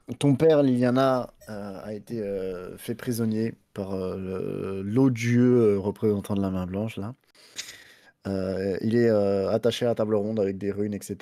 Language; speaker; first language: French; native; French